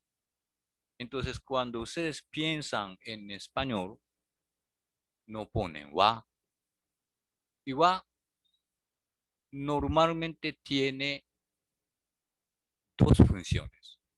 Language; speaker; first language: Spanish; non-native, learner; Japanese